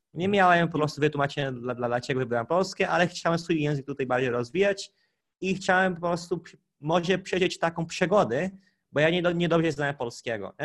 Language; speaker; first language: Polish; non-native, fluent; Portuguese